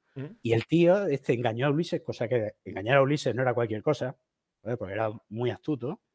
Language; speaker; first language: Spanish; native; Spanish